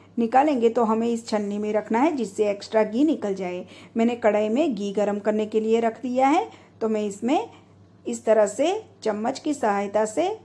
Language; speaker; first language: Hindi; non-native, local second language; Gujarati